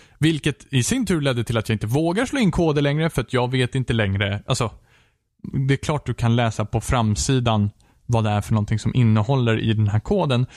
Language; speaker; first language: Swedish; native; Swedish